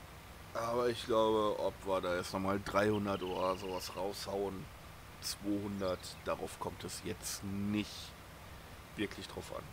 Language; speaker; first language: German; native; German